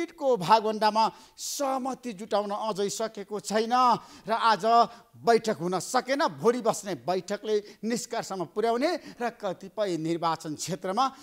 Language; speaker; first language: Nepali; native; Nepali